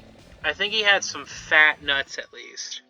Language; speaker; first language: English; native; English